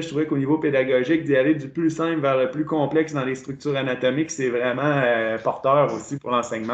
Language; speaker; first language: French; native; French